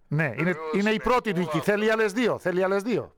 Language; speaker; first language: Greek; native; Greek